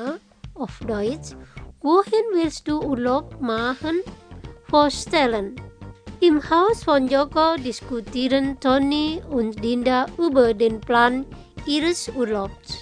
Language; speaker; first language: German; non-native, fluent; Indonesian